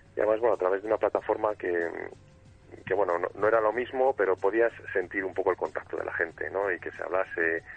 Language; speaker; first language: Spanish; native; Spanish